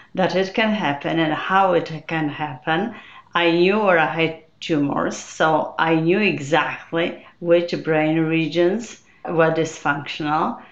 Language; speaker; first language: English; non-native, fluent; Polish